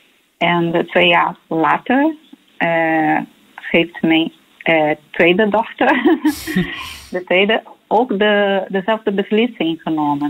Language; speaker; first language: Dutch; non-native, local second language; Portuguese